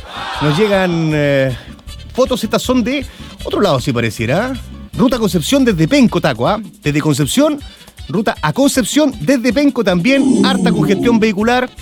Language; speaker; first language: Spanish; native; Spanish